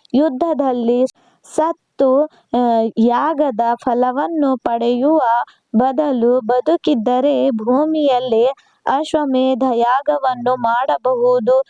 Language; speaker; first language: Kannada; non-native, local second language; Urdu